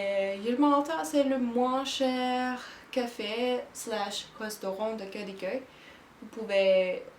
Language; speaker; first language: French; non-native, learner; Turkish